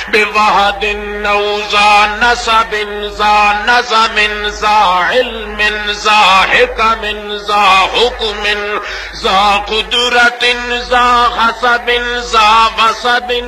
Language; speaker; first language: Arabic; non-native, fluent; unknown